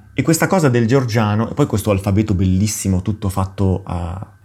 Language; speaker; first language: Italian; native; Italian